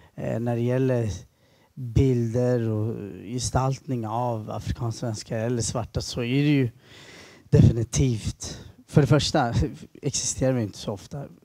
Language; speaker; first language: Swedish; early bilingual, other home language; Tigrinya